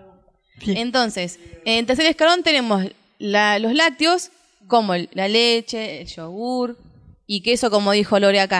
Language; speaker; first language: Spanish; native; Spanish